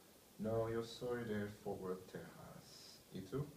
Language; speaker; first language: Spanish; non-native, learner; English